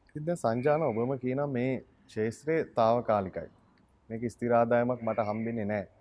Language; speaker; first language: Sinhala; native; Sinhala